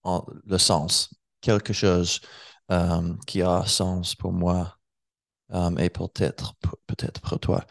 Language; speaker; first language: French; non-native, learner; English